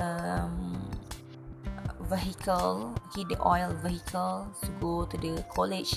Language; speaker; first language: English; non-native, learner; Malay